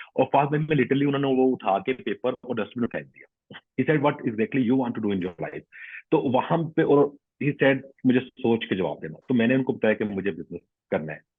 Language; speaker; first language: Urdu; non-native, local second language; Punjabi